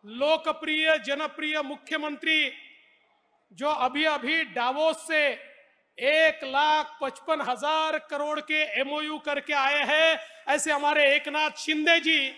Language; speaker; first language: Hindi; non-native, local second language; Marathi